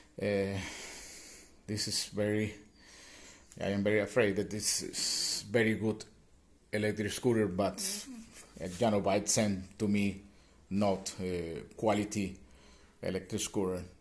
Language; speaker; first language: English; non-native, learner; Spanish